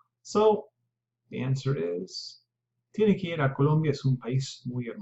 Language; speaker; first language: Spanish; non-native, fluent; English